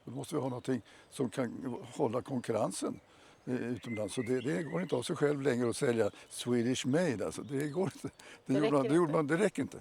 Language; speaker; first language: Swedish; native; Swedish